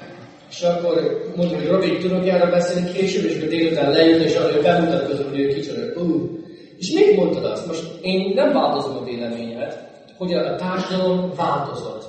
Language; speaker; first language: Hungarian; non-native, fluent; English